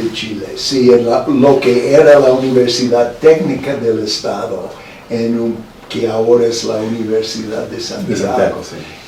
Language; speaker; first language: Spanish; non-native, fluent; English